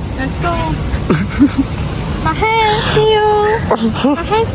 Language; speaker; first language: English; non-native, learner; Chinese